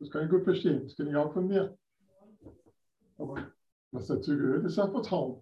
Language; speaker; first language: German; non-native, fluent; English